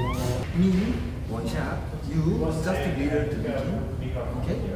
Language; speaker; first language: English; non-native, learner; Korean